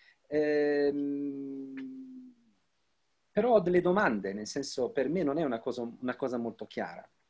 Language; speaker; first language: Italian; non-native, fluent; Arabic